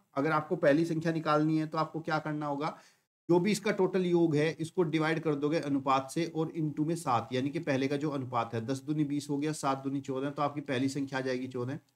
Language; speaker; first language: Hindi; native; Hindi